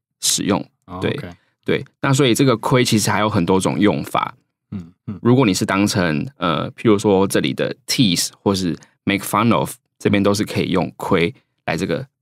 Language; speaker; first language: Chinese; native; Chinese